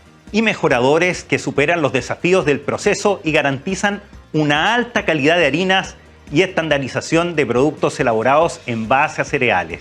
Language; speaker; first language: Spanish; native; Spanish